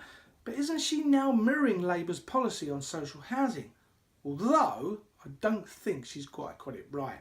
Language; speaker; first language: English; native; English